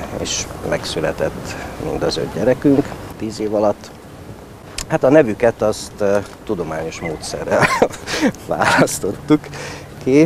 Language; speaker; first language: Hungarian; native; Hungarian